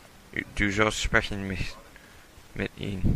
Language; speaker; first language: German; non-native, learner; English